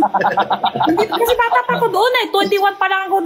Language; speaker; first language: Filipino; non-native, learner; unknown